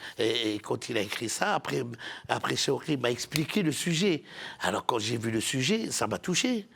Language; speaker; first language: French; non-native, local second language; Arabic